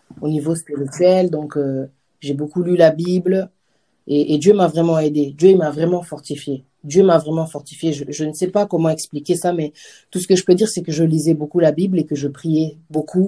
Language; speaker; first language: French; native; French